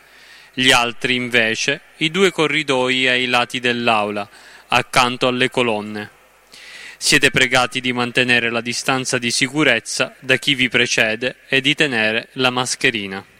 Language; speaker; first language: Italian; native; Italian